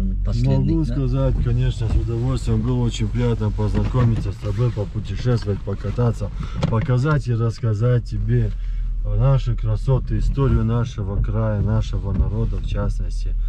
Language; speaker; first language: Russian; native; Russian